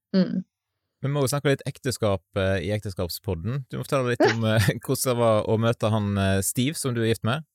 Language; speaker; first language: Norwegian; native; Norwegian